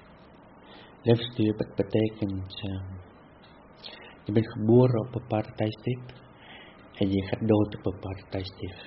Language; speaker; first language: Dutch; non-native, fluent; Vietnamese